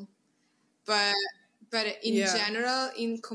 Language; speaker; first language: English; non-native, fluent; Italian